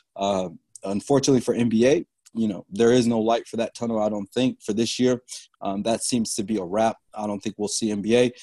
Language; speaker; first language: English; native; English